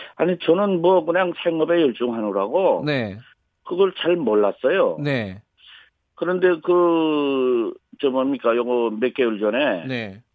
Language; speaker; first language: Korean; native; Korean